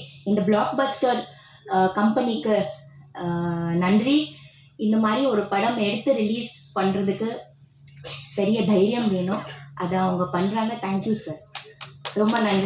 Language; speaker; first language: Tamil; non-native, fluent; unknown